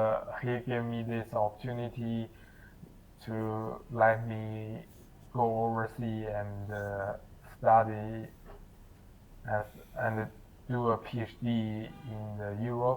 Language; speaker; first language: English; non-native, learner; Chinese